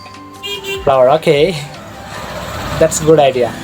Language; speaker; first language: English; non-native, fluent; Bangla